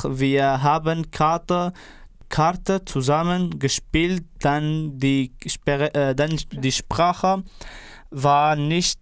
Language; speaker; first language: German; non-native, learner; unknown